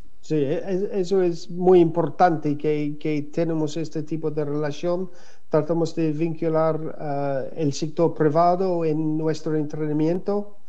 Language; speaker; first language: Spanish; non-native, learner; English